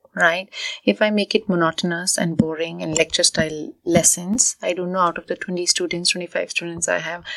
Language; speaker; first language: English; non-native, local second language; Hindi